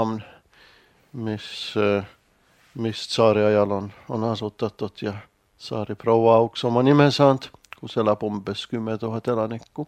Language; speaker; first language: Estonian; non-native, fluent; Swedish